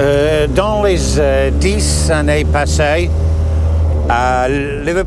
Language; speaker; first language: French; non-native, learner; English